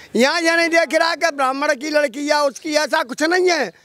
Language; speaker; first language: Hindi; native; Hindi